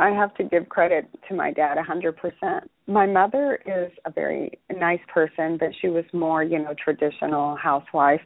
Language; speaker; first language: English; early bilingual, other home language; Spanish